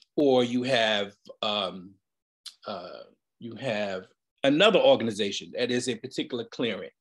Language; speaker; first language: English; native; English